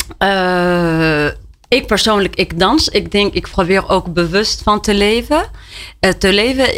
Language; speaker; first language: Dutch; non-native, fluent; Arabic